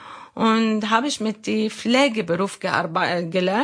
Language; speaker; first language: German; non-native, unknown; Arabic